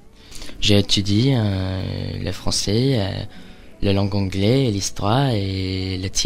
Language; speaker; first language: French; non-native, learner; English